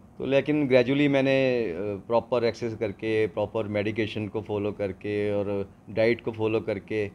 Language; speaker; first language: Hindi; non-native, local second language; Punjabi